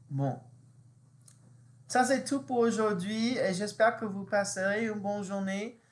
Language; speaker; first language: French; non-native, fluent; English